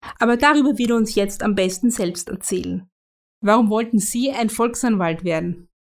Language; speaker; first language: German; native; German